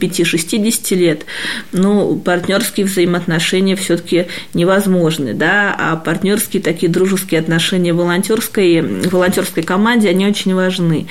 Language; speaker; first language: Russian; native; Russian